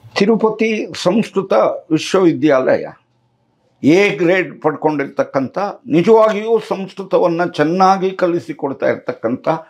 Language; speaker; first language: Kannada; non-native, local second language; Tamil